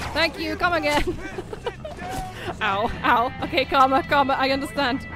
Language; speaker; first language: English; native; English